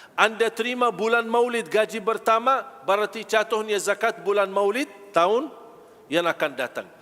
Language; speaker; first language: Malay; non-native, fluent; Arabic